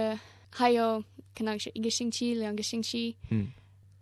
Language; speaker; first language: Chinese; non-native, learner; English